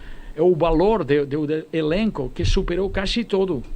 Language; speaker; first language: Portuguese; non-native, fluent; Spanish